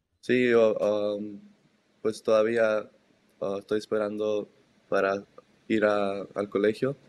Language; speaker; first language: Spanish; early bilingual, heritage; Spanish